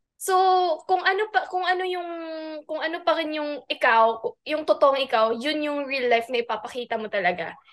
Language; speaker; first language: Filipino; non-native, local second language; Cebuano